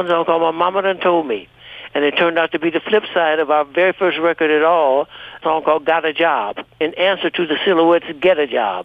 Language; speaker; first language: English; native; English